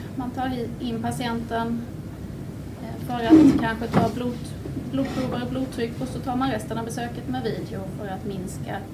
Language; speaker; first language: Swedish; native; Swedish